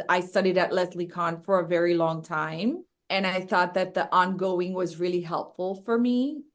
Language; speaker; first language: English; early bilingual, other home language; Spanish